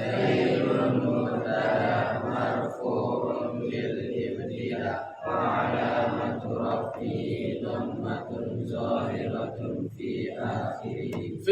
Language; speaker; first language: Arabic; non-native, fluent; Indonesian